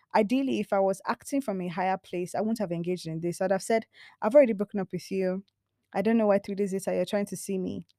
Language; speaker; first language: English; non-native, local second language; Yoruba